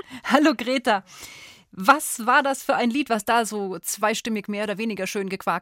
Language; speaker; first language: German; native; German